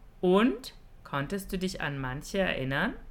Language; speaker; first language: German; non-native, fluent; English